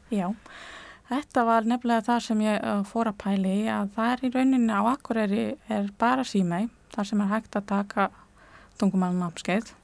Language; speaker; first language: Icelandic; non-native, fluent; Latvian